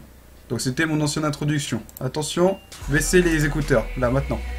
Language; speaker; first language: French; native; French